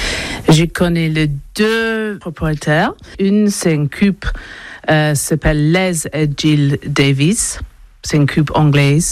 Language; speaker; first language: French; non-native, learner; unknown